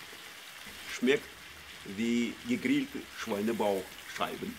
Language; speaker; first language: German; non-native, fluent; Russian